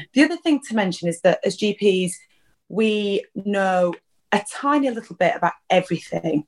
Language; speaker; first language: English; native; English